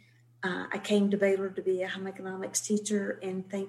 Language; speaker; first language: English; native; English